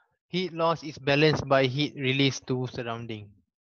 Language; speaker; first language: English; non-native, local second language; Malay